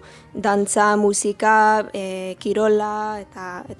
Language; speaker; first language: Basque; non-native, learner; English